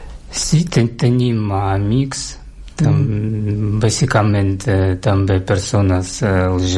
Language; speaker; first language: Catalan; non-native, learner; Russian